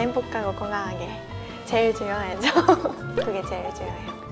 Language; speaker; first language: Korean; non-native, fluent; Japanese